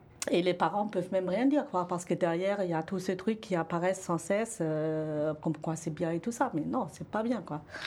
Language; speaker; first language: French; non-native, fluent; German